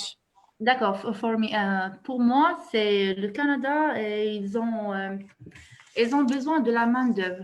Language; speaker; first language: French; non-native, local second language; Arabic